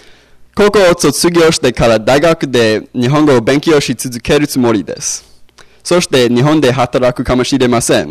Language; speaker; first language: Japanese; non-native, learner; English